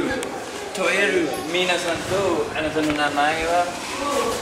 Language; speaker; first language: Japanese; non-native, learner; French